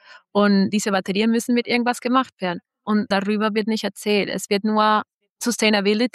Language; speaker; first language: German; non-native, fluent; Spanish